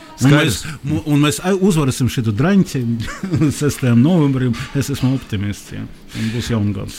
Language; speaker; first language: Latvian; non-native, local second language; Russian